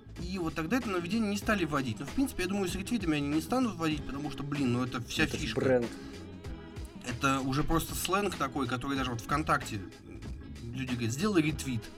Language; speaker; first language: Russian; native; Russian